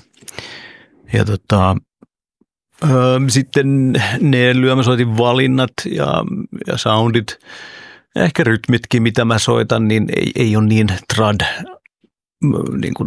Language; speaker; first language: Finnish; early bilingual, other home language; Oromo